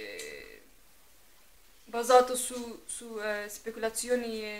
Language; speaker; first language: Italian; non-native, fluent; Turkish